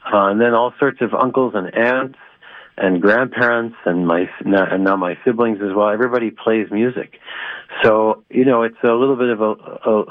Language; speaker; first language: English; native; English